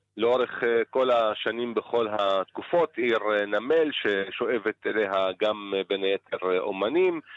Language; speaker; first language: Hebrew; non-native, local second language; Arabic